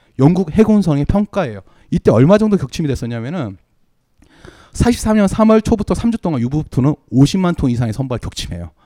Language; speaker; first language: Korean; native; Korean